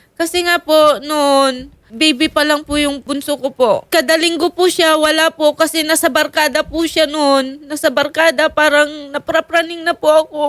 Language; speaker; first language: Filipino; native; Filipino